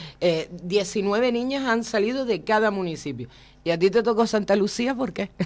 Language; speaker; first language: Spanish; native; Spanish